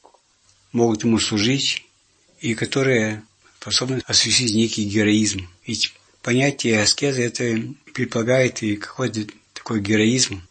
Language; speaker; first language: Russian; native; Russian